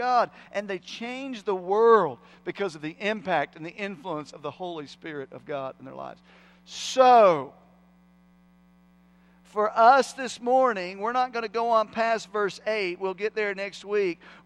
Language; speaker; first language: English; native; English